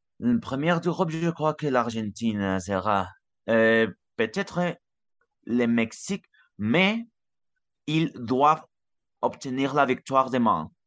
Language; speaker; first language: French; non-native, learner; Spanish